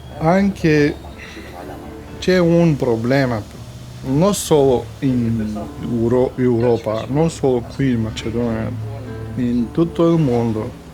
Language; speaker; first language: Italian; non-native, learner; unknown